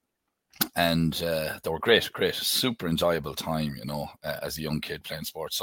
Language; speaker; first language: English; native; English